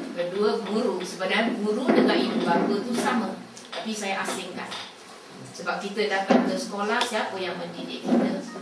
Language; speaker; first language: Malay; non-native, local second language; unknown